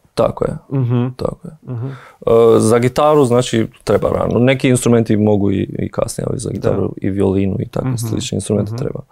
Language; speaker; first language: Croatian; non-native, fluent; Albanian